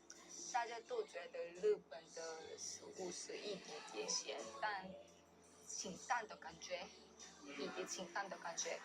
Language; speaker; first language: Chinese; non-native, learner; Korean